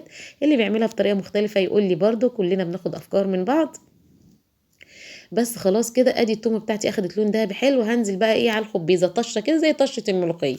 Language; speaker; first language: Arabic; native; Arabic